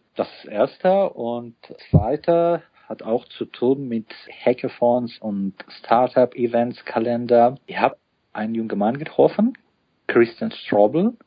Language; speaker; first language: German; non-native, fluent; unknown